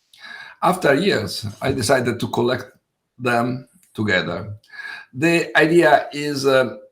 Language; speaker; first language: English; non-native, fluent; Italian